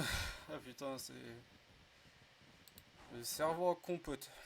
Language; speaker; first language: French; native; French